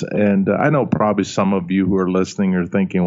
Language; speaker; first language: English; early bilingual, other home language; German